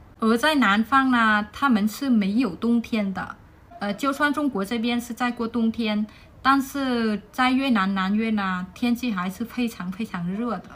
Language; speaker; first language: Chinese; non-native, fluent; Vietnamese